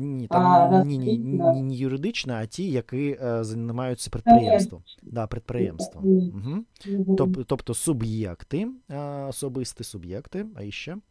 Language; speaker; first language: Ukrainian; non-native, fluent; Russian